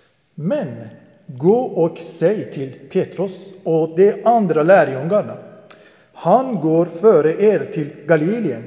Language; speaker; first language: Swedish; non-native, fluent; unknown